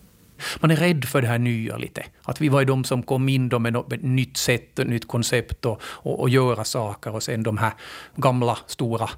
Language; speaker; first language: Swedish; native; Swedish